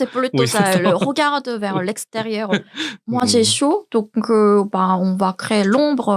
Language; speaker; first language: French; non-native, learner; Korean